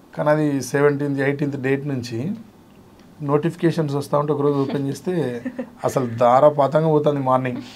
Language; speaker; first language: Telugu; native; Telugu